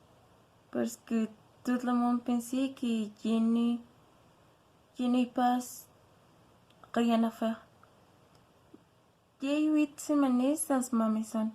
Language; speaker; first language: French; non-native, learner; Spanish